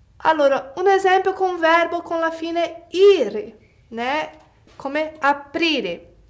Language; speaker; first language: Italian; non-native, fluent; Portuguese